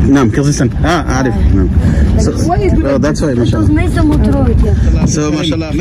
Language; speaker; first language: Arabic; non-native, learner; French